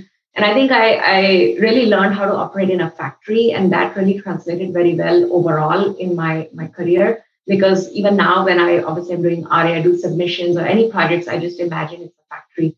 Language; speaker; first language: English; non-native, local second language; Hindi